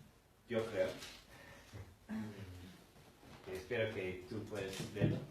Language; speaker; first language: Spanish; non-native, fluent; English